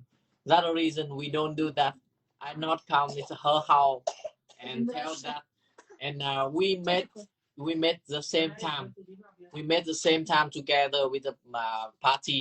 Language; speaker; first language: English; non-native, learner; Vietnamese